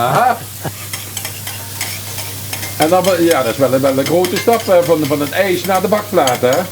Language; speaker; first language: Dutch; native; Dutch